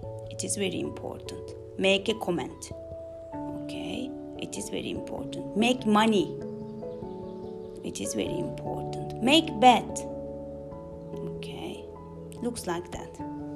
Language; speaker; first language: English; non-native, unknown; Turkish